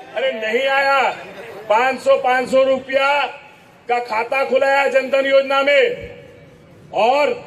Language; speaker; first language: Hindi; non-native, local second language; Gujarati